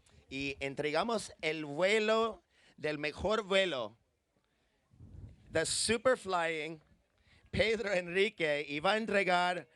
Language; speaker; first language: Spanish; non-native, learner; English